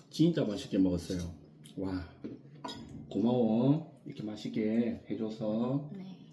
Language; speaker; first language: Korean; native; Korean